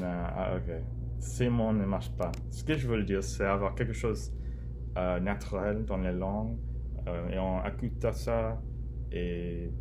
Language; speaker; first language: French; non-native, learner; English